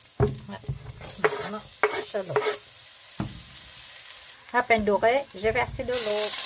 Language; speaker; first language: French; non-native, learner; Vietnamese